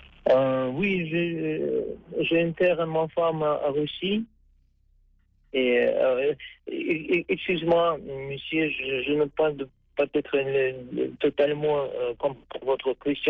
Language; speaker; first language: French; non-native, learner; Russian